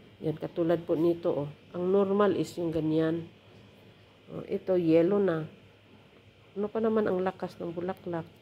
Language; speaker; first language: Filipino; non-native, local second language; Cebuano